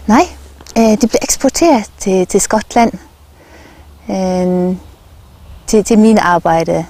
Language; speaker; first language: Danish; non-native, local second language; Faroese